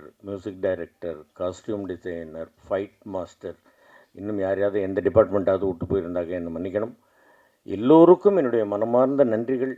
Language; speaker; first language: Tamil; native; Tamil